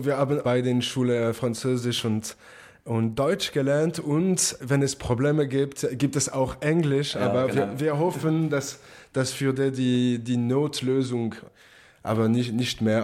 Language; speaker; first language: German; non-native, local second language; French